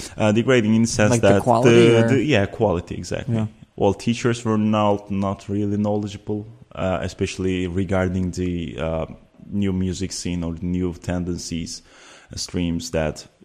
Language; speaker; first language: English; non-native, fluent; Turkish